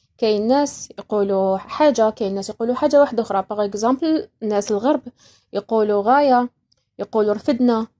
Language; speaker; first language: Arabic; native; Arabic